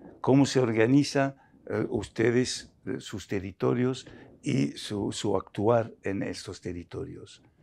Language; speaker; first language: Spanish; non-native, fluent; French